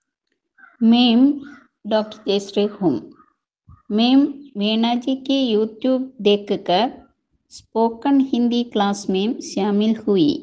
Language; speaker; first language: Hindi; non-native, learner; Malayalam